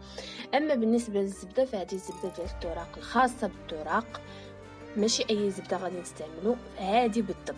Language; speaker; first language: Arabic; native; Arabic